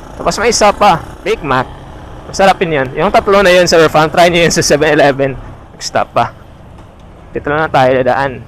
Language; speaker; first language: Filipino; non-native, local second language; Hiligaynon